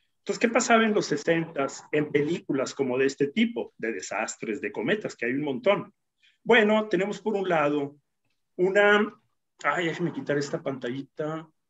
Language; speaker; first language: Spanish; native; Spanish